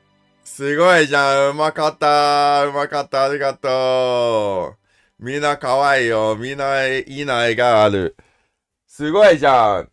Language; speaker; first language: Japanese; non-native, learner; English